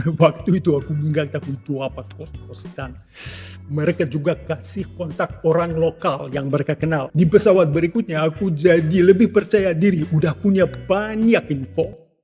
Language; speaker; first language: Indonesian; non-native, fluent; Russian